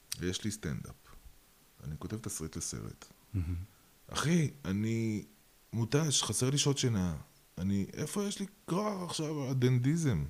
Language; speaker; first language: Hebrew; early bilingual, other home language; Russian